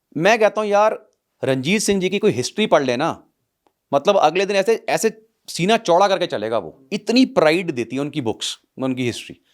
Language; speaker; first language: Hindi; non-native, local second language; Punjabi